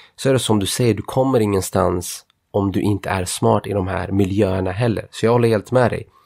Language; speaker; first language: Swedish; native; Swedish